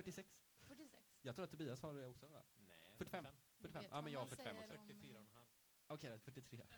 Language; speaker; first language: Swedish; native; Swedish